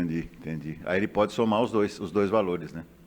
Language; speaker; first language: Portuguese; native; Portuguese